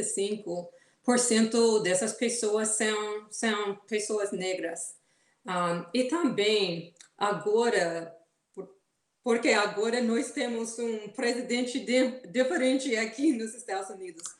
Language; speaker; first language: Portuguese; non-native, fluent; English